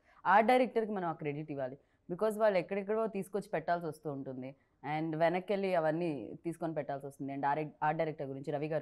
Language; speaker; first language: Telugu; native; Telugu